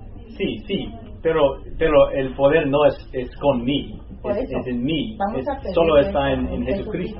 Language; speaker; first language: Spanish; non-native, learner; English